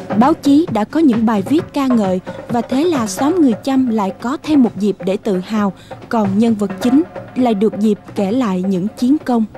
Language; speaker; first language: Vietnamese; native; Vietnamese